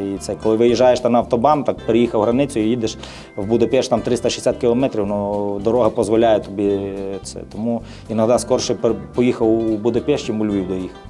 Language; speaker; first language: Ukrainian; native; Ukrainian